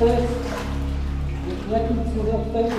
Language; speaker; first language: Polish; native; Polish